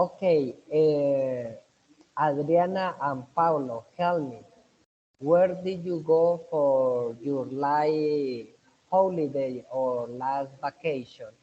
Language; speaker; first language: English; non-native, learner; Spanish